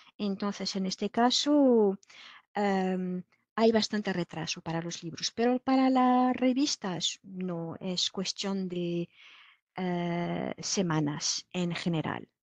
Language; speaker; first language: Spanish; non-native, fluent; French